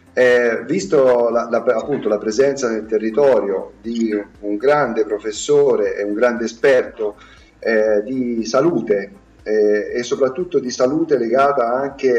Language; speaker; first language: Italian; native; Italian